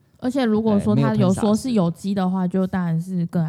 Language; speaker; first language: Chinese; native; Chinese